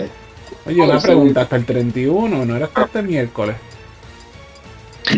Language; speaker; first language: Spanish; native; Spanish